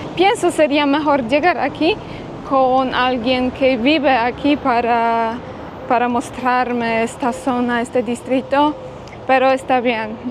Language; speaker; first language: Spanish; non-native, fluent; Polish